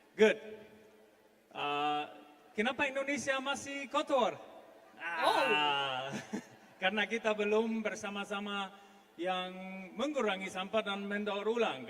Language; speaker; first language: Indonesian; non-native, fluent; German